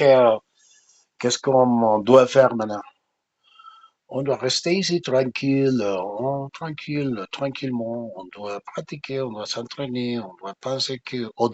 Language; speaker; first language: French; non-native, fluent; Spanish